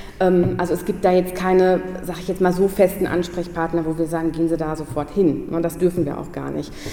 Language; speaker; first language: German; native; German